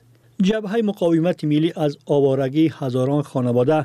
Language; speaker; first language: Persian; native; Persian